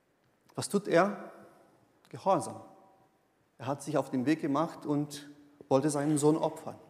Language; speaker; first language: German; non-native, fluent; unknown